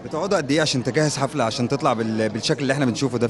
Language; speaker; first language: Arabic; native; Arabic